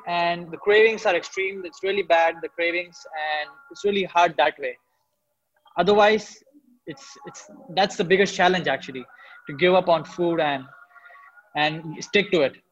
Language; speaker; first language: English; non-native, local second language; Hindi